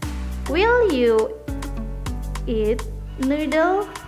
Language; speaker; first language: English; non-native, learner; Indonesian